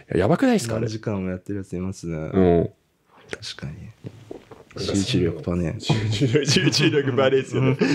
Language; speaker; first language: Japanese; native; Japanese